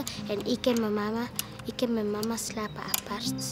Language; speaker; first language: Dutch; early bilingual, other home language; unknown